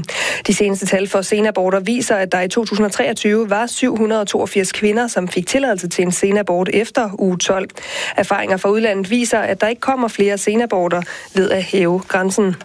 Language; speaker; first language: Danish; native; Danish